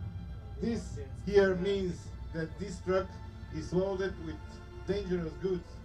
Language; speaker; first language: English; non-native, learner; Bulgarian